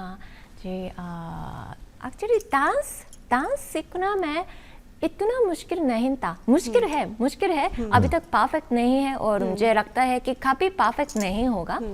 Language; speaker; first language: Hindi; non-native, learner; Japanese